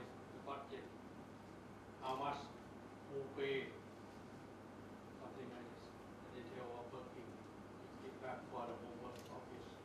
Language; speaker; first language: English; non-native, learner; Thai